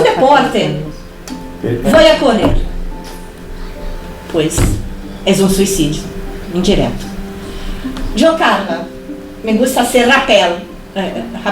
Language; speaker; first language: Spanish; non-native, fluent; Portuguese